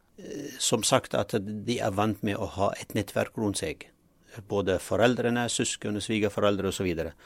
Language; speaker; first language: Norwegian; non-native, fluent; Arabic